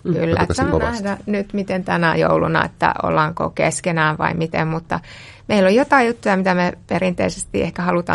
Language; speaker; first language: Finnish; native; Finnish